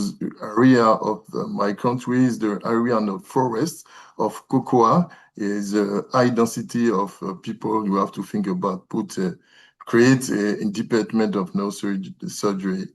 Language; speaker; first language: English; non-native, learner; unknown